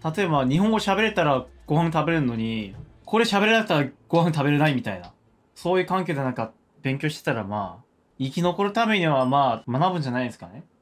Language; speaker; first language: Japanese; non-native, fluent; Korean